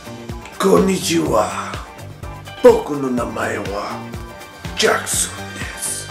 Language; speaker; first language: Japanese; non-native, learner; English